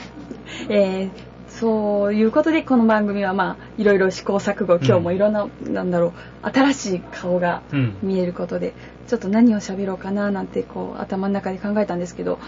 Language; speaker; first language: Japanese; native; Japanese